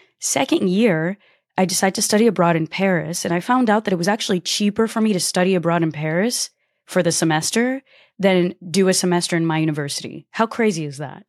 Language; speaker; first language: English; early bilingual, other home language; Portuguese